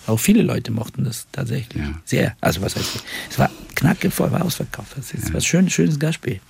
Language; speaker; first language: German; non-native, fluent; Bulgarian